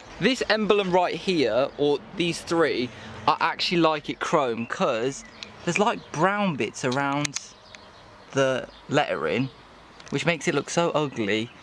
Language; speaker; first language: English; native; English